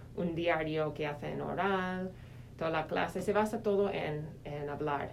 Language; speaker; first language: Spanish; non-native, fluent; English